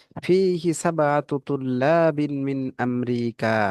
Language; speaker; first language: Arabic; non-native, fluent; Bangla